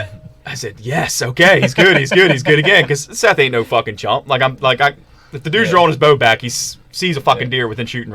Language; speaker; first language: English; native; English